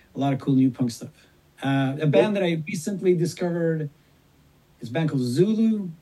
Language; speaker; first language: English; non-native, fluent; Swedish